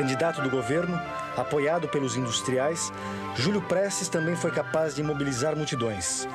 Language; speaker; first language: Portuguese; native; Portuguese